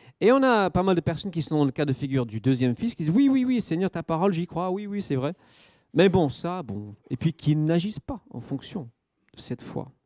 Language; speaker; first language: French; native; French